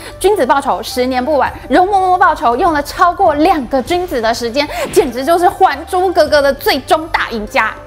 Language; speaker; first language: Chinese; native; Chinese